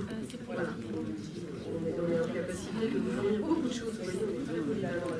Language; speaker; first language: French; native; French